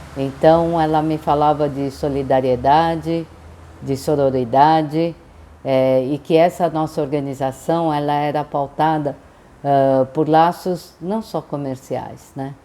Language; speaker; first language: Portuguese; early bilingual, other home language; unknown